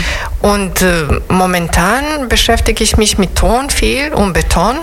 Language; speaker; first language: German; non-native, fluent; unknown